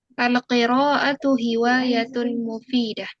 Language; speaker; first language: Arabic; non-native, fluent; Indonesian